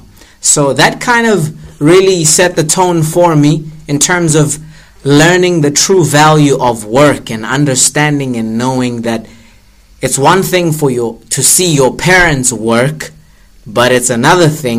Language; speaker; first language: English; non-native, local second language; Zulu